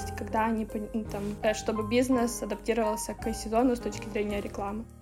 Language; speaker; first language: Russian; non-native, local second language; Ukrainian